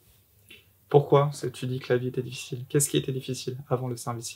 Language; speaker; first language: French; native; French